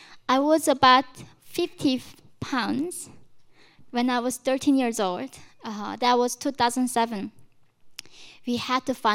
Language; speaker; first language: English; non-native, fluent; Korean